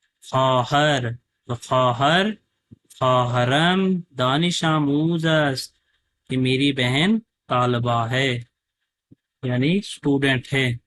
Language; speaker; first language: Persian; non-native, fluent; Urdu